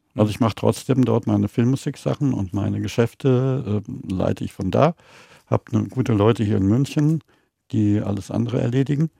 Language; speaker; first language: German; native; German